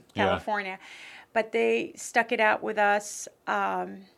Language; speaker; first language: English; early bilingual, other home language; French